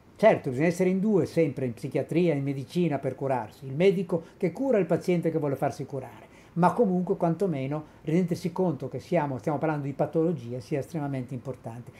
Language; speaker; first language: Italian; native; Italian